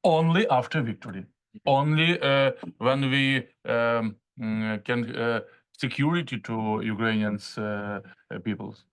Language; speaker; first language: English; non-native, learner; Ukrainian